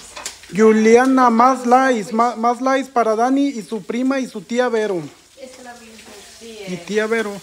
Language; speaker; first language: Spanish; native; Spanish